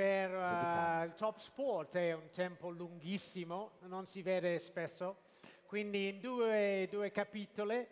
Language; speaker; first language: Italian; non-native, fluent; Japanese